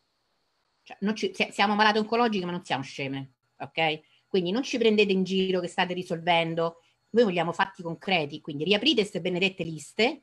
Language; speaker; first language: Italian; native; Italian